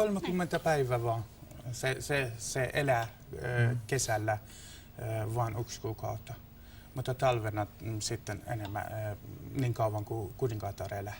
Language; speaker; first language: Finnish; non-native, learner; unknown